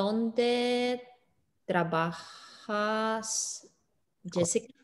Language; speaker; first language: Spanish; non-native, learner; English